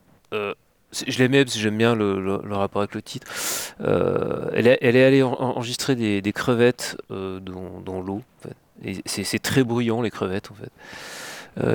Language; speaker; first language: French; native; French